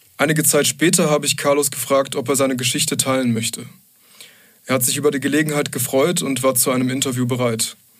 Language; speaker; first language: German; native; German